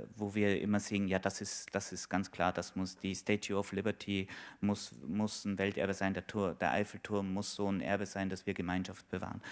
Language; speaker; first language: German; native; German